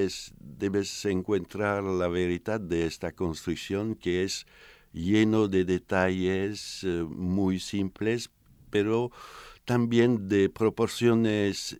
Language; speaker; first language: Spanish; non-native, fluent; French